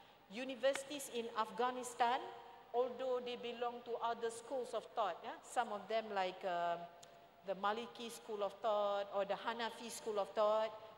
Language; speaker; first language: English; non-native, local second language; Malay